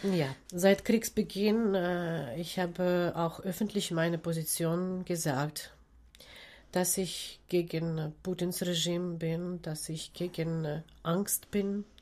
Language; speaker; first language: German; non-native, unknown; Ukrainian